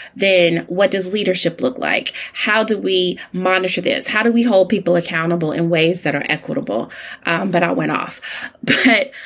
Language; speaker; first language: English; native; English